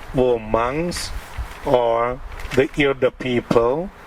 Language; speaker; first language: English; non-native, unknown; Thai